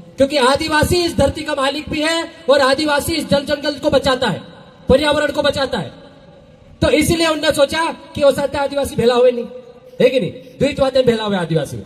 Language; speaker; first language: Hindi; non-native, local second language; Bhili